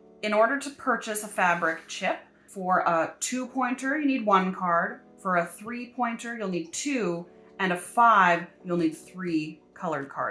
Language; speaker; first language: English; native; English